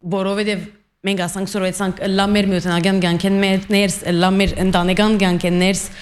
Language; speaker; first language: Armenian; early bilingual, heritage; Armenian